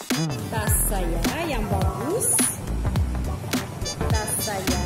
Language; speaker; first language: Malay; non-native, fluent; Russian